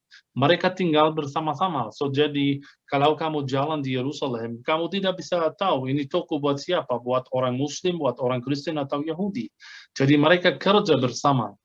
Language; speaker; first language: Indonesian; non-native, fluent; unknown